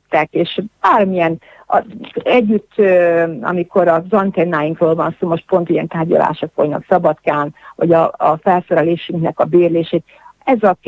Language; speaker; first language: Hungarian; native; Hungarian